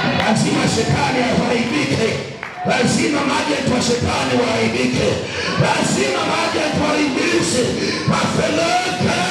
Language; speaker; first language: Swahili; native; Swahili